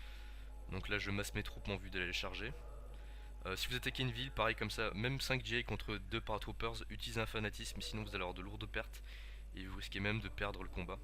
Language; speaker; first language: French; native; French